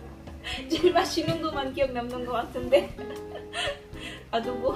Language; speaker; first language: Korean; non-native, fluent; Filipino